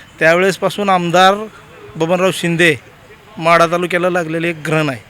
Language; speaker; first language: Marathi; native; Marathi